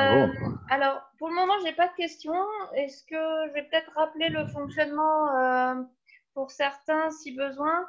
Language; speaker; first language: French; native; French